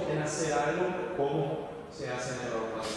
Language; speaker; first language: Spanish; non-native, fluent; Portuguese